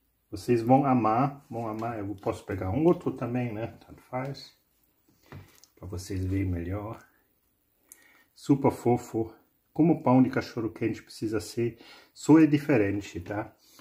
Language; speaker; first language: Portuguese; non-native, fluent; German